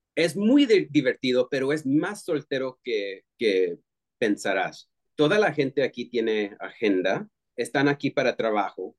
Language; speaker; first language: Spanish; early bilingual, heritage; Spanish